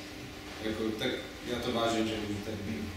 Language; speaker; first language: Czech; non-native, fluent; English